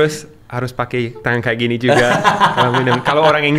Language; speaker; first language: Indonesian; non-native, learner; English